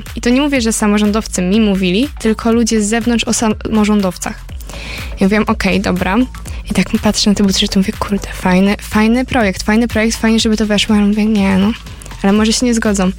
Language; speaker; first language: Polish; native; Polish